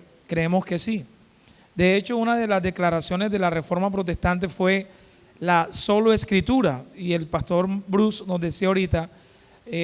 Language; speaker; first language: Spanish; native; Spanish